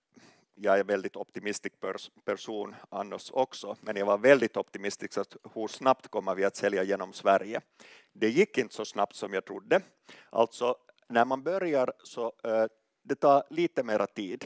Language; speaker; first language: Swedish; non-native, local second language; Finnish